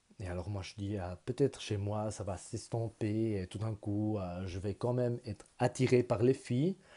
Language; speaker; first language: French; non-native, local second language; German